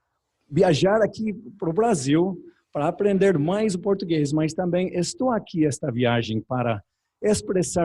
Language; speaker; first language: Portuguese; non-native, learner; English